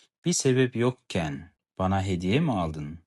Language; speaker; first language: Turkish; non-native, fluent; Kazakh